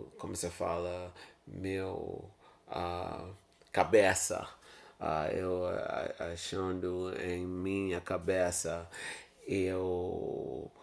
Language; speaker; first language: Portuguese; non-native, learner; English